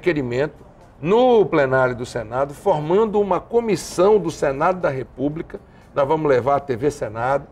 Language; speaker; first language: Portuguese; native; Portuguese